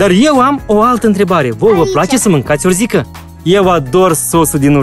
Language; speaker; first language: Romanian; native; Romanian